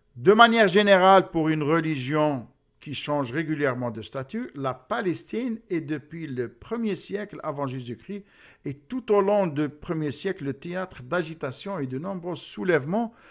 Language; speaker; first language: French; non-native, local second language; Arabic